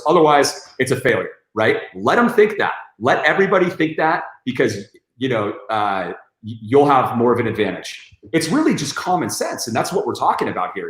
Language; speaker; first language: English; native; English